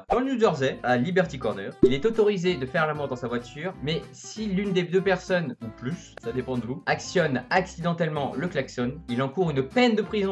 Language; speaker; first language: French; native; French